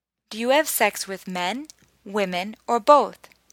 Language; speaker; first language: English; native; English